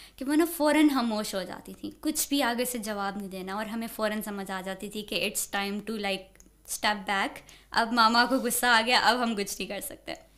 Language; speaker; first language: Urdu; native; Urdu